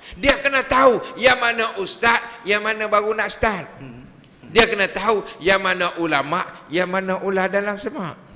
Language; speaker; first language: Malay; native; Malay